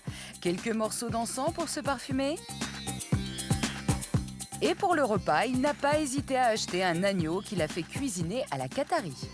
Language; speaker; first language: French; native; French